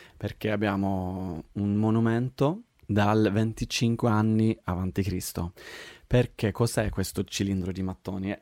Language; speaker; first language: Italian; non-native, fluent; Swedish